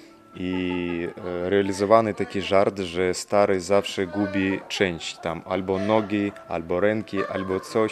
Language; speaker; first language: Polish; non-native, learner; Russian